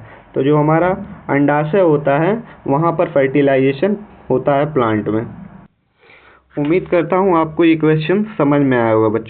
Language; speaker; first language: Hindi; native; Hindi